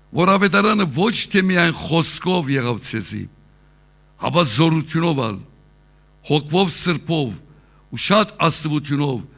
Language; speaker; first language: Armenian; early bilingual, heritage; Armenian